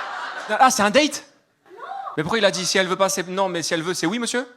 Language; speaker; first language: French; native; French